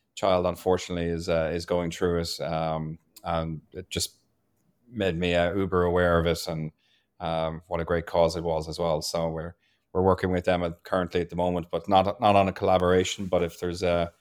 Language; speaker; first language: English; native; English